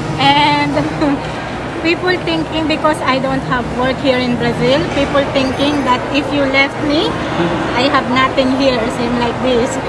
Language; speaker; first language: English; non-native, local second language; Filipino